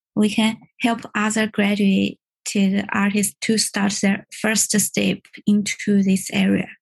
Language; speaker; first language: English; non-native, learner; Chinese